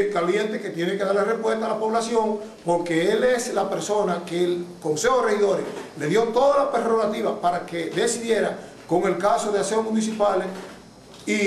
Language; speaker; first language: Spanish; native; Spanish